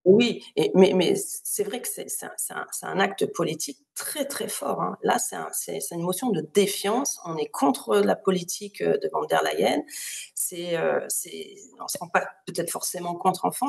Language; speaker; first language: French; native; French